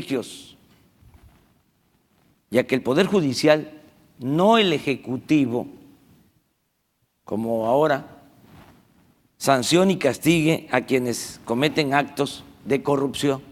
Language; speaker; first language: Spanish; native; Spanish